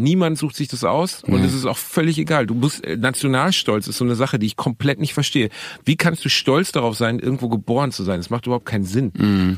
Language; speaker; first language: German; early bilingual, other home language; Turkish